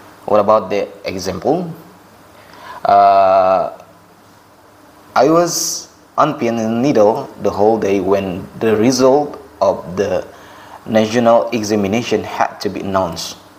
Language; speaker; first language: English; non-native, fluent; Indonesian